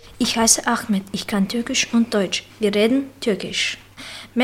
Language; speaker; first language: German; early bilingual, other home language; Turkish